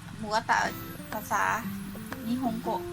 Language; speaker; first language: Thai; native; Thai